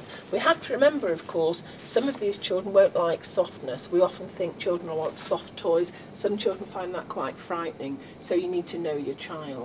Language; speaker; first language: English; native; English